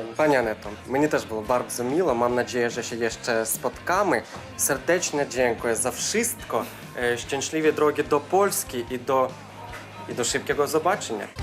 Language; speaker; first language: Polish; non-native, learner; Ukrainian